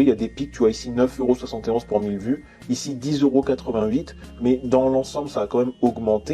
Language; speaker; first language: French; native; French